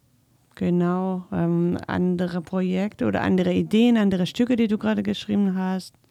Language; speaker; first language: German; non-native, fluent; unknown